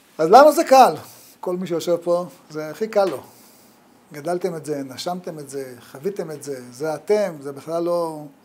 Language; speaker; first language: Hebrew; native; Hebrew